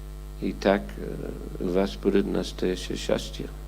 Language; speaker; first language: Russian; non-native, fluent; English